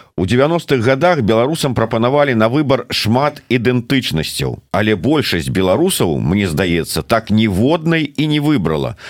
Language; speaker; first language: Belarusian; native; Belarusian